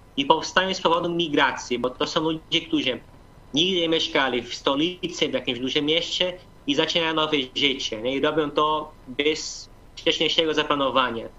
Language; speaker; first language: Polish; non-native, fluent; Portuguese